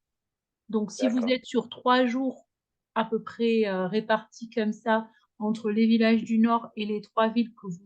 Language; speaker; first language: French; native; French